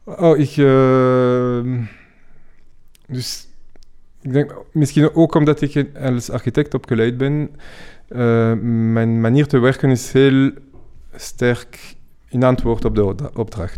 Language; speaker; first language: Dutch; non-native, fluent; French